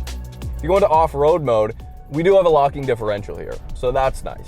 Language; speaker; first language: English; native; English